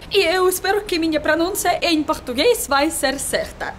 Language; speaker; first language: Portuguese; non-native, learner; Russian